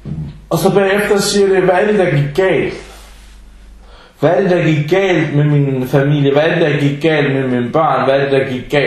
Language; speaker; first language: Danish; early bilingual, other home language; Arabic